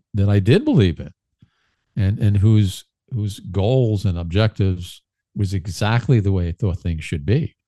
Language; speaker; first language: English; native; English